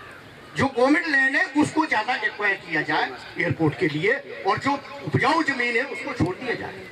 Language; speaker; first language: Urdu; non-native, local second language; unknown